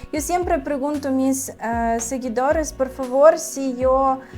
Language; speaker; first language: Spanish; non-native, learner; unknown